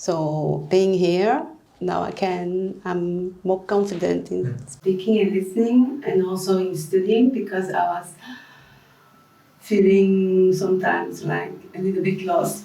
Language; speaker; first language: English; non-native, fluent; Dutch